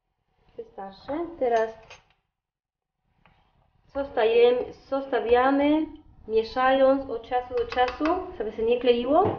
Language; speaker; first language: Polish; non-native, learner; Spanish